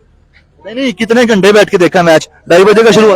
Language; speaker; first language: Hindi; native; Hindi